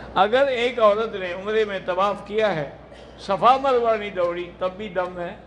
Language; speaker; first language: Urdu; early bilingual, heritage; Urdu